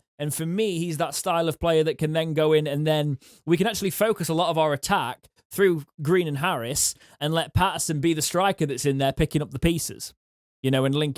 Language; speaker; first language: English; native; English